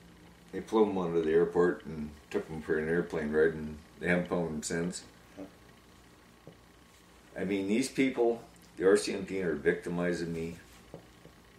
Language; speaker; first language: English; native; English